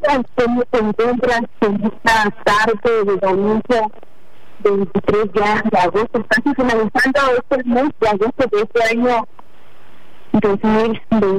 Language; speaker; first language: Spanish; non-native, local second language; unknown